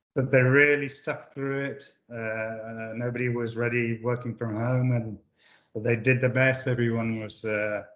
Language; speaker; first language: English; native; English